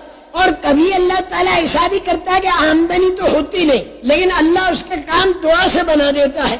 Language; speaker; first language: Urdu; native; Urdu